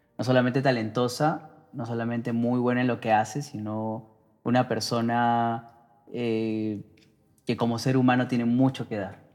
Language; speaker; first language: Spanish; native; Spanish